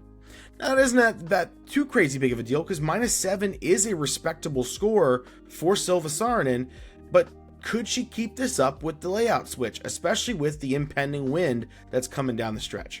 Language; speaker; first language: English; native; English